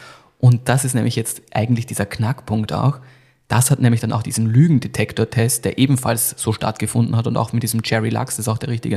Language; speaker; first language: German; native; German